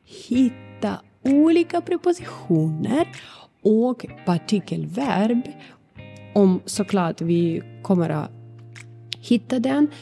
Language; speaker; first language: Swedish; non-native, fluent; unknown